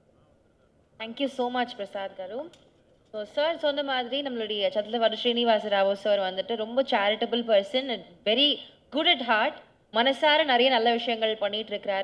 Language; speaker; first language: Tamil; native; Tamil